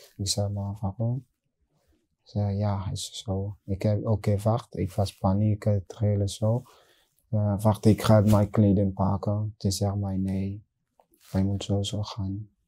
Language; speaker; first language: Dutch; non-native, learner; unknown